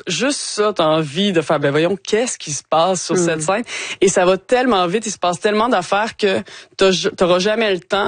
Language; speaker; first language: French; native; French